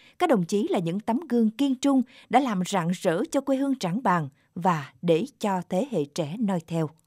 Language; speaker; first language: Vietnamese; native; Vietnamese